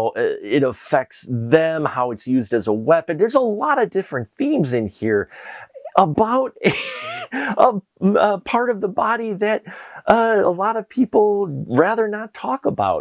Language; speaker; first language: English; native; English